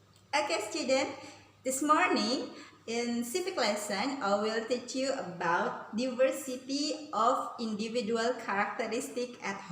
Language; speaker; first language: English; non-native, learner; Indonesian